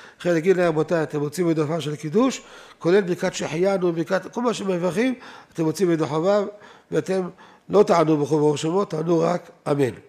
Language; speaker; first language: Hebrew; native; Hebrew